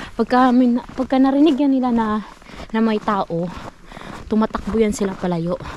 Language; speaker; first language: Filipino; non-native, local second language; Hiligaynon